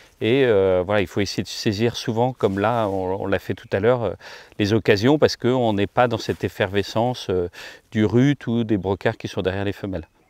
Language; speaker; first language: French; native; French